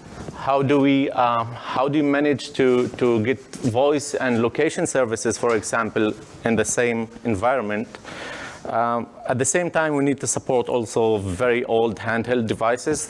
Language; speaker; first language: English; non-native, fluent; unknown